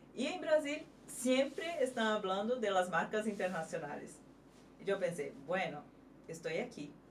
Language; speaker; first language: Spanish; non-native, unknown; Portuguese